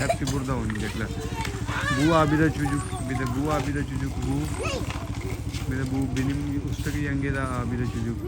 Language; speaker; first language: Turkish; non-native, learner; Urdu